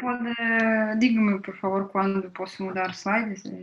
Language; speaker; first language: Portuguese; non-native, fluent; Russian